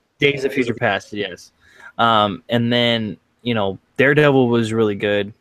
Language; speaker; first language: English; native; English